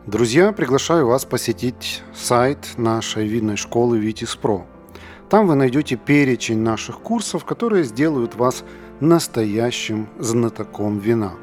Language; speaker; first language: Russian; native; Russian